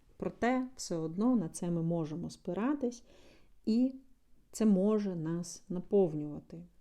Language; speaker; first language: Ukrainian; non-native, local second language; Russian